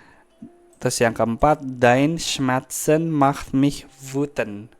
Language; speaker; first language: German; non-native, fluent; Indonesian